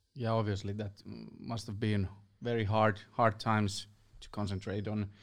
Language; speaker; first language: English; non-native, fluent; Finnish